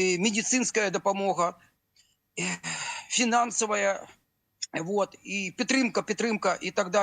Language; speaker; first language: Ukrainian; non-native, local second language; Russian